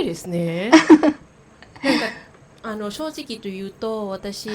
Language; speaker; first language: Japanese; non-native, learner; Thai